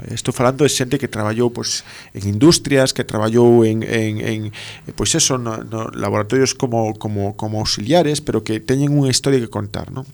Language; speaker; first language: Galician; non-native, local second language; Spanish